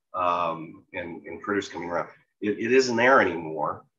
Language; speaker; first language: English; native; English